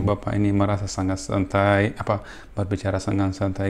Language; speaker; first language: Indonesian; non-native, fluent; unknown